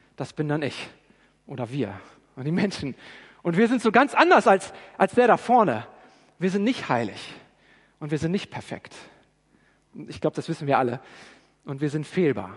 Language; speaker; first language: German; native; German